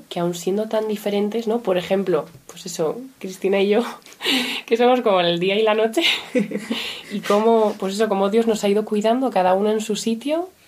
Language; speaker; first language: Spanish; native; Spanish